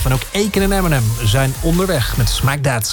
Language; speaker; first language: Dutch; native; Dutch